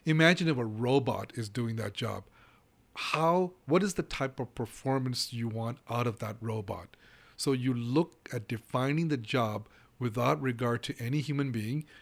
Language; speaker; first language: English; non-native, local second language; Malayalam